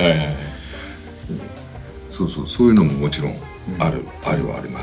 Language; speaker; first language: Japanese; native; Japanese